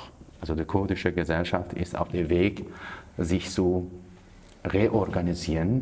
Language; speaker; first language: German; non-native, fluent; Kurdish